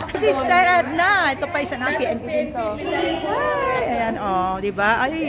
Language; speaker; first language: Filipino; non-native, local second language; Iloko